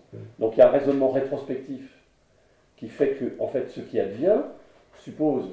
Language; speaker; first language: French; native; French